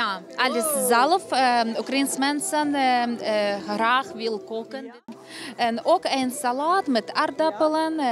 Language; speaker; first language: Dutch; non-native, learner; Ukrainian